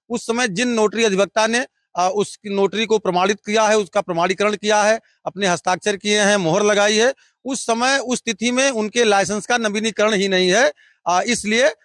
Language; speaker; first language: Hindi; native; Hindi